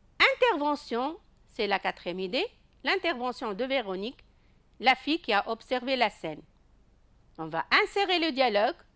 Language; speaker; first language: French; non-native, local second language; Arabic